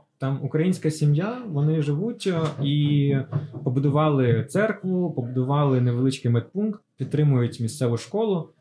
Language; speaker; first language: Ukrainian; native; Ukrainian